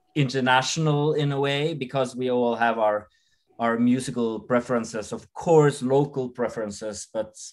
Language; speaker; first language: English; non-native, fluent; Norwegian